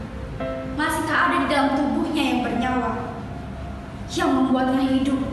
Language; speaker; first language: Indonesian; native; Indonesian